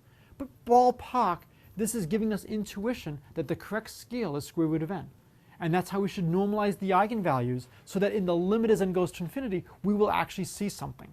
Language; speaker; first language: English; native; English